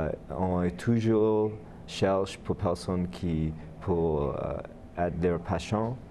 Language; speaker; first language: French; non-native, learner; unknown